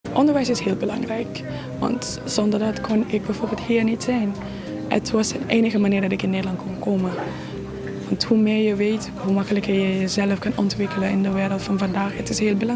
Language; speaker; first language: Dutch; non-native, fluent; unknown